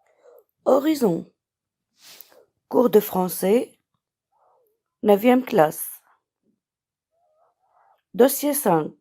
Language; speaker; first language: French; non-native, local second language; Arabic